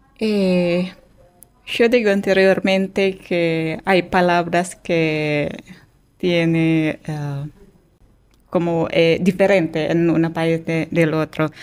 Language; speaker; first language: Spanish; non-native, fluent; Indonesian